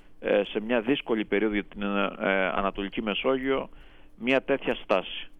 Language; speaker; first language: Greek; native; Greek